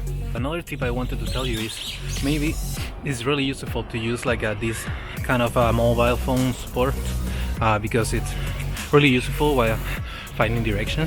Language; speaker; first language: English; non-native, fluent; Spanish